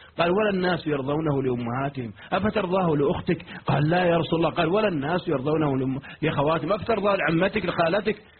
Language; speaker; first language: Arabic; native; Arabic